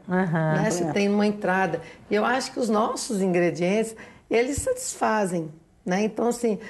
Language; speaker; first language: Portuguese; native; Portuguese